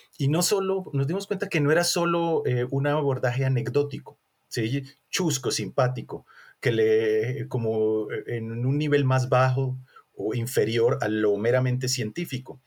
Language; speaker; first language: Spanish; native; Spanish